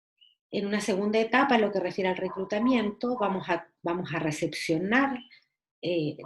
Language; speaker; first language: Spanish; native; Spanish